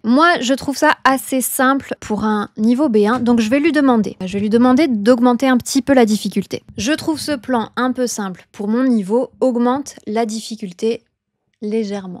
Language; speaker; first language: French; native; French